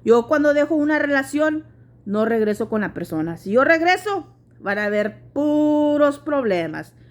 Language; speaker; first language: Spanish; early bilingual, heritage; Spanish